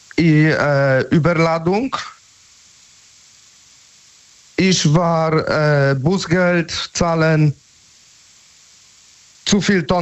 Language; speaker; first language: German; non-native, learner; Polish